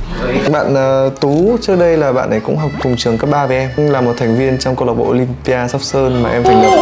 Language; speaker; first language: Vietnamese; native; Vietnamese